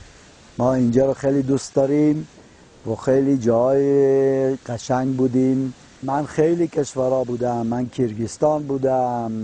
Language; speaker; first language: Persian; early bilingual, heritage; Persian